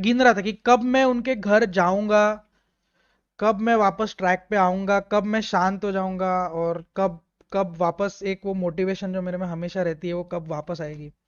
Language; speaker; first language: Hindi; native; Hindi